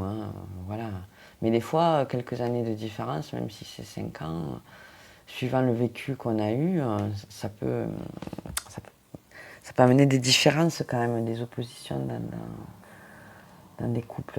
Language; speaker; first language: French; native; French